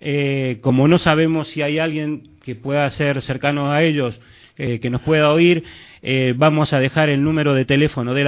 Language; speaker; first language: Spanish; native; Spanish